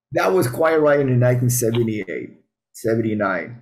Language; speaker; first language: English; early bilingual, other home language; Spanish